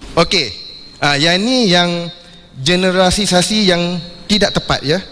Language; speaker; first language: Malay; non-native, local second language; Chinese